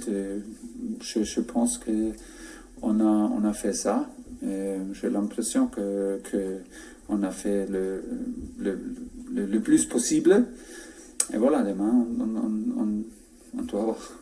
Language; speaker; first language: French; non-native, fluent; German